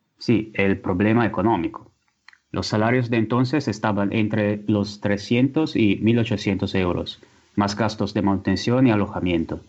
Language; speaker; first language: Spanish; non-native, fluent; Italian